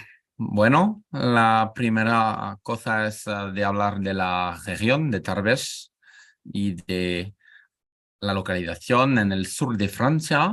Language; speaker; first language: Spanish; non-native, learner; French